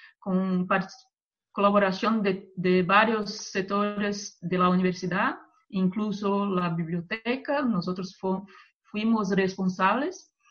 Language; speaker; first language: Spanish; non-native, fluent; Portuguese